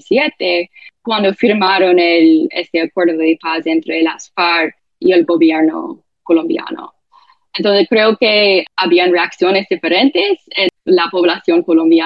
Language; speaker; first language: Spanish; non-native, fluent; English